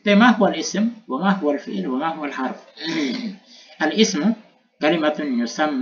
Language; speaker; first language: Arabic; non-native, fluent; Indonesian